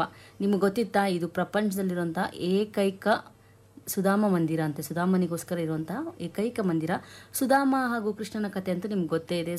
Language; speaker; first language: Kannada; native; Kannada